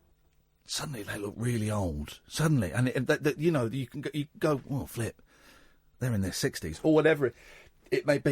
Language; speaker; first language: English; native; English